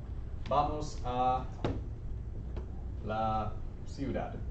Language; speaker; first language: Spanish; non-native, learner; English